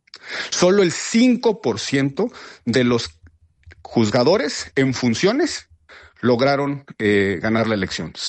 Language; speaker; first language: Spanish; native; Spanish